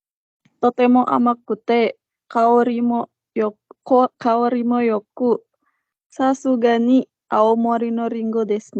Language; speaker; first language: Japanese; non-native, learner; Indonesian